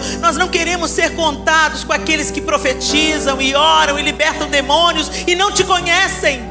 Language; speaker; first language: Portuguese; native; Portuguese